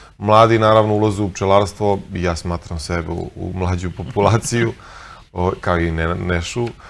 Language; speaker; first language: Croatian; native; Croatian